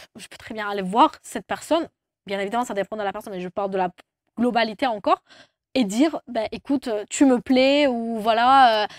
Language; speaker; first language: French; non-native, fluent; Turkish